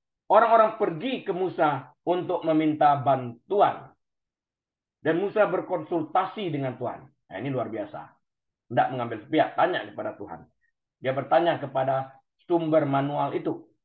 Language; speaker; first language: Indonesian; native; Indonesian